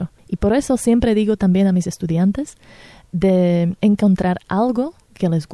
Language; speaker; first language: Spanish; non-native, fluent; Slovak